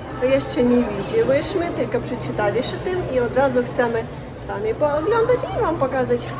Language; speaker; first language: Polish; non-native, learner; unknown